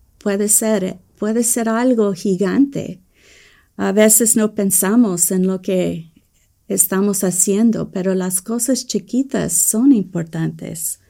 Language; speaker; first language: Spanish; early bilingual, heritage; English